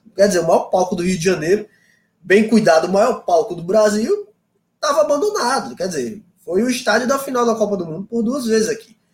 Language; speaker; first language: Portuguese; native; Portuguese